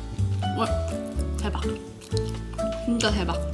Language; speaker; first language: Korean; native; Korean